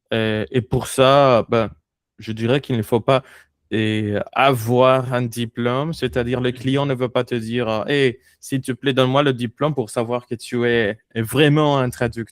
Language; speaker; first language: French; non-native, fluent; Spanish